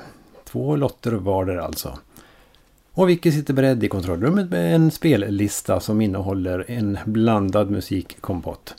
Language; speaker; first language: Swedish; native; Swedish